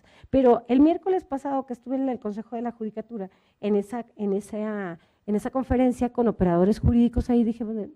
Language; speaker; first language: Spanish; native; Spanish